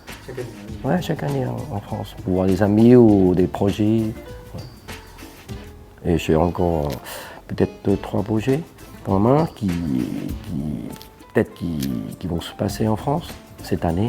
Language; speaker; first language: French; non-native, fluent; Cantonese